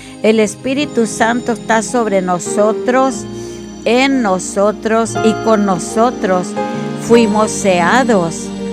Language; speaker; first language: Spanish; early bilingual, other home language; English